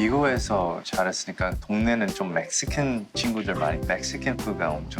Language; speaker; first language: Korean; early bilingual, heritage; English